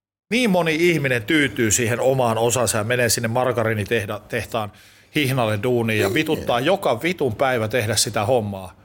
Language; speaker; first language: Finnish; native; Finnish